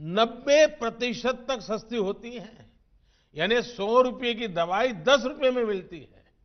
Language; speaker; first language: Hindi; non-native, local second language; Gujarati